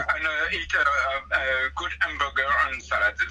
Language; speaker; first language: English; non-native, learner; French